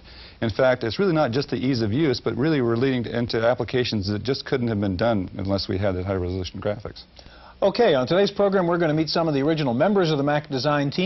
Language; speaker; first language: English; native; English